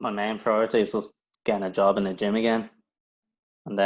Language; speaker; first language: English; native; English